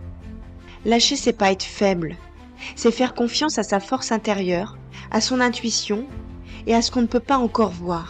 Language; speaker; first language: French; native; French